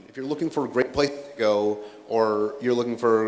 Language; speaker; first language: English; native; English